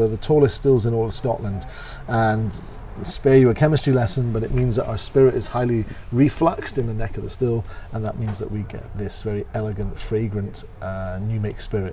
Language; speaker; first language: English; native; English